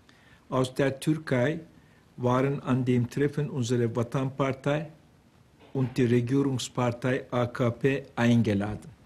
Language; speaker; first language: German; non-native, fluent; Turkish